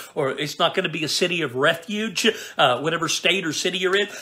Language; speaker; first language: English; native; English